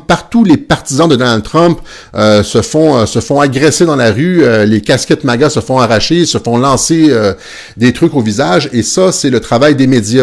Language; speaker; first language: French; native; French